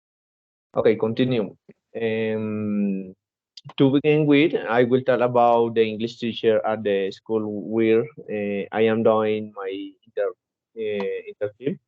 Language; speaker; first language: English; non-native, learner; Spanish